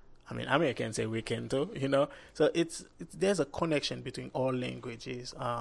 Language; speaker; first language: English; non-native, fluent; Haitian Creole